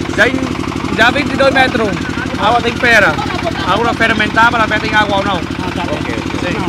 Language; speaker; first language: Portuguese; non-native, learner; Vietnamese